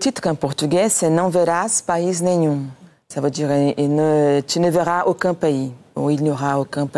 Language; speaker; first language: French; non-native, fluent; Portuguese